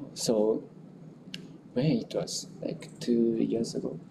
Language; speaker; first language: English; non-native, local second language; Japanese